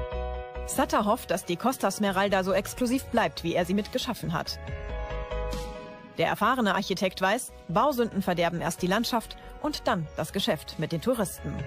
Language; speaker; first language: German; native; German